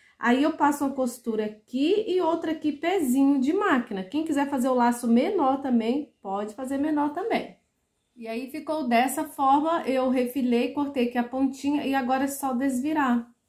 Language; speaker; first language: Portuguese; native; Portuguese